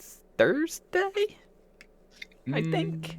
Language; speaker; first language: English; native; English